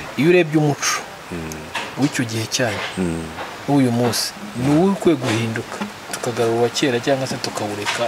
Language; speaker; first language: Kinyarwanda; native; Kinyarwanda